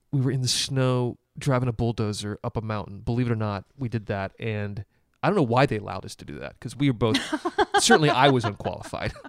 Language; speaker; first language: English; native; English